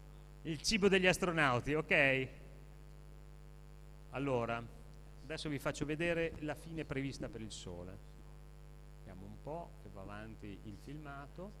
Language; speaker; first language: Italian; native; Italian